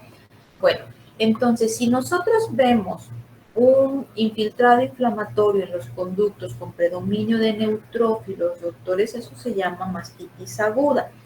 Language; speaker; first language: Spanish; native; Spanish